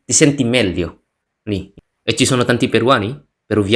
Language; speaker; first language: Italian; non-native, learner; Indonesian